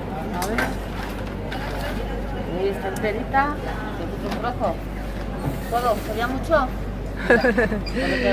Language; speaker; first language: Spanish; native; Spanish